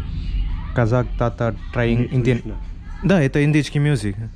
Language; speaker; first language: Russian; non-native, learner; Tamil